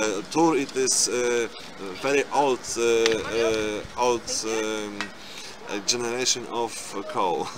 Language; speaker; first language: English; non-native, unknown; Polish